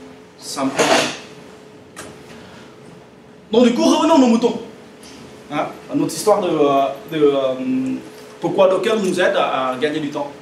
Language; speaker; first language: French; native; French